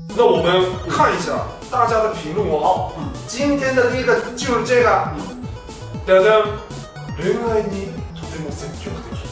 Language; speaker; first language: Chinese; non-native, fluent; Japanese